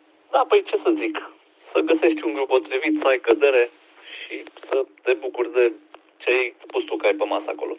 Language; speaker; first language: Romanian; native; Romanian